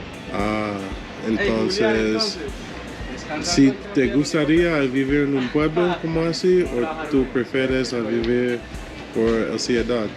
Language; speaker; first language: Spanish; non-native, learner; English